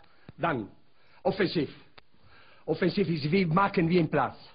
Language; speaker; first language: German; non-native, learner; Italian